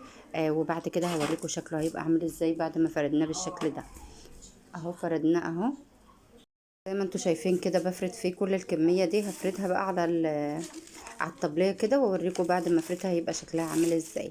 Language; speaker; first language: Arabic; native; Arabic